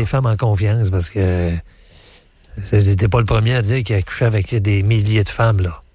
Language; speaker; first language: French; native; French